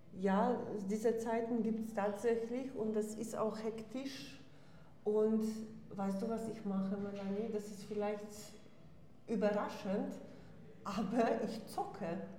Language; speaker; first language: German; non-native, fluent; Polish